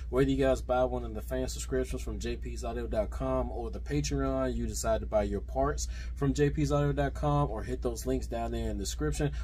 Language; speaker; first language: English; native; English